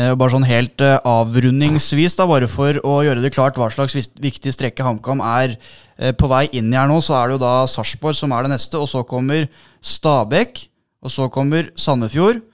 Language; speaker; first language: Norwegian; native; Norwegian